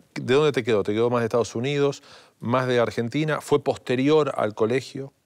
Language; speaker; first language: Spanish; native; Spanish